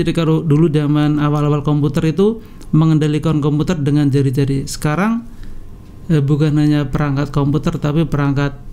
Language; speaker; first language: Indonesian; native; Indonesian